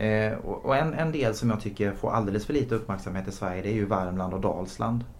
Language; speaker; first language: Swedish; native; Swedish